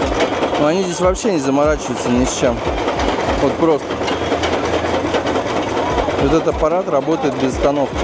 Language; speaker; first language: Russian; native; Russian